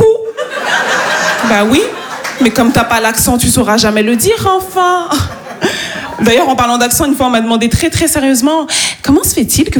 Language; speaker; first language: French; native; French